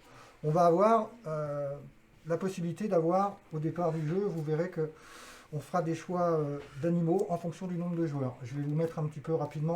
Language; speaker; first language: French; native; French